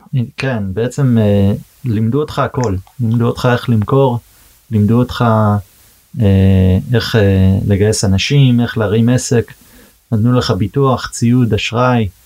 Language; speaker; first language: Hebrew; early bilingual, heritage; Hebrew